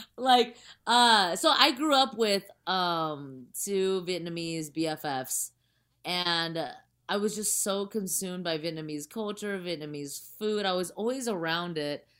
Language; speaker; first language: English; early bilingual, other home language; Chinese